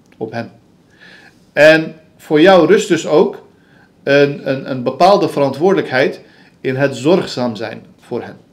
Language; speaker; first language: Dutch; early bilingual, other home language; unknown